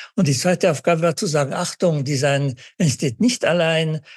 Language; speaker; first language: German; native; German